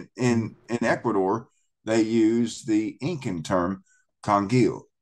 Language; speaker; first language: English; native; English